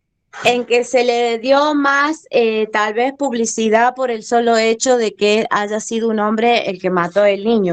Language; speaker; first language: Spanish; native; Spanish